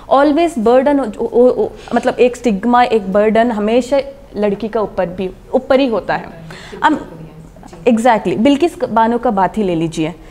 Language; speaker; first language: Hindi; non-native, local second language; Kannada